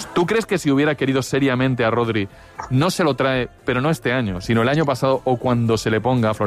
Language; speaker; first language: Spanish; native; Spanish